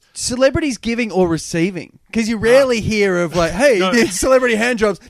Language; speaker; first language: English; native; English